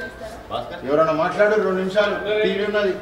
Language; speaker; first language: Telugu; native; Telugu